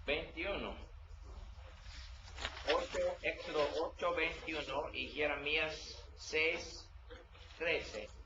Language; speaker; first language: Spanish; non-native, learner; English